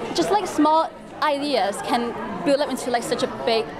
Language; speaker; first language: English; non-native, fluent; Kurdish